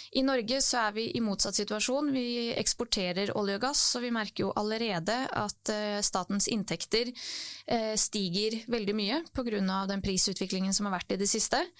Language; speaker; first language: Norwegian; early bilingual, other home language; Bosnian